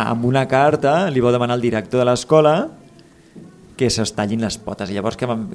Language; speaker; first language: Catalan; native; Catalan